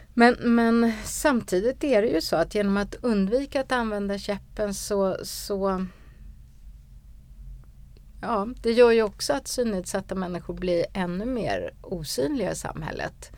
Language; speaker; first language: Swedish; native; Swedish